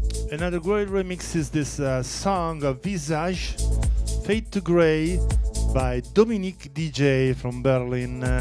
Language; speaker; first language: English; non-native, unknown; Italian